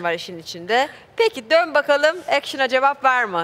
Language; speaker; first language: Turkish; native; Turkish